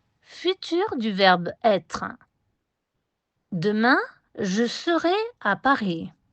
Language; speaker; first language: French; non-native, fluent; Spanish